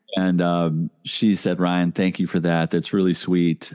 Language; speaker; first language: English; native; English